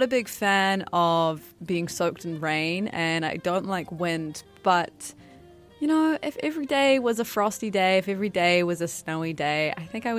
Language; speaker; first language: English; native; English